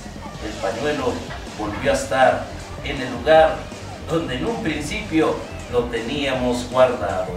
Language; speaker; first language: Spanish; native; Spanish